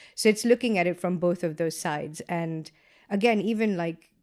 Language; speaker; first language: English; non-native, local second language; Gujarati